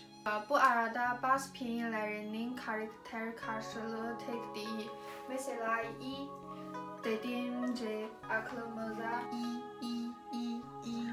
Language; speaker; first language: Turkish; non-native, learner; Chinese